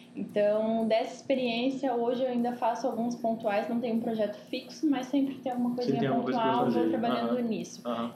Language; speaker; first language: Portuguese; native; Portuguese